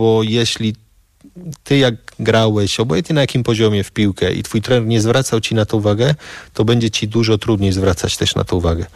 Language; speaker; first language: Polish; early bilingual, heritage; Polish